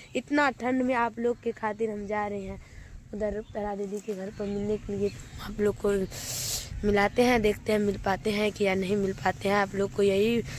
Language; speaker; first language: Hindi; native; Hindi